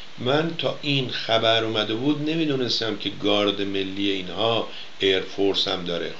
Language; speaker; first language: Persian; native; Persian